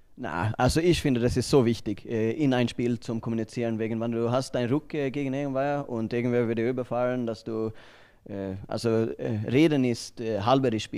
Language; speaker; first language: German; non-native, learner; Swedish